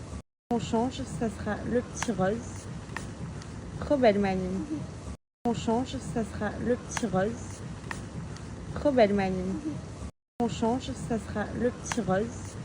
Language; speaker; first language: French; native; French